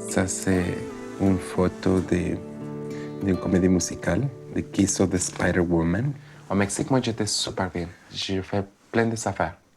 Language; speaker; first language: French; non-native, fluent; Spanish